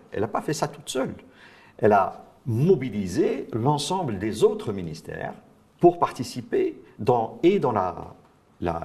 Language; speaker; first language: French; non-native, local second language; Arabic